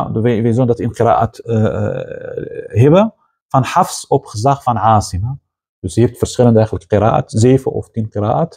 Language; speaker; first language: Dutch; non-native, fluent; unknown